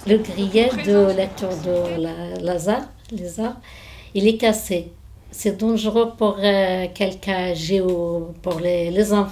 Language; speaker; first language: French; non-native, learner; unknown